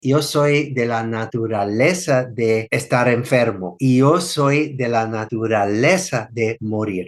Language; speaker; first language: Spanish; non-native, fluent; English